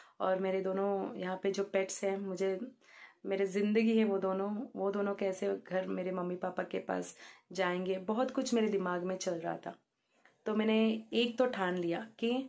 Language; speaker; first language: Hindi; non-native, local second language; Telugu